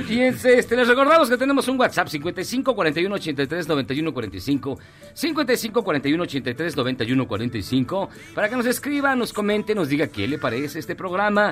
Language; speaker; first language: Spanish; native; Spanish